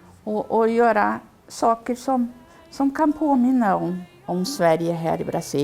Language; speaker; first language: Swedish; early bilingual, heritage; Swedish